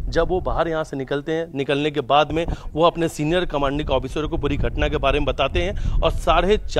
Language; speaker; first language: Hindi; native; Hindi